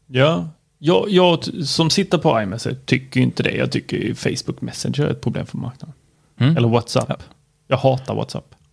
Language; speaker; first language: Swedish; native; Swedish